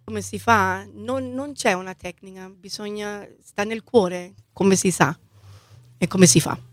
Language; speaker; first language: Italian; non-native, fluent; English